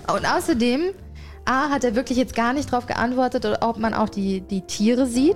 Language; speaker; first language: German; native; German